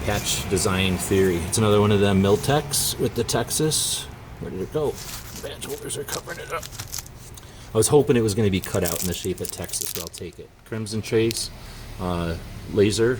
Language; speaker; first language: English; native; English